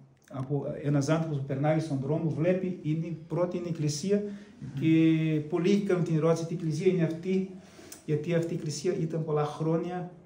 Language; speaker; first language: Greek; non-native, fluent; Portuguese